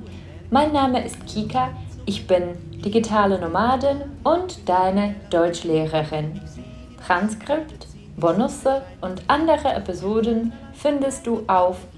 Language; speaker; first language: German; non-native, fluent; Czech